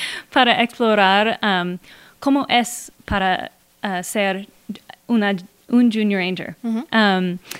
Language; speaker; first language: Spanish; non-native, learner; English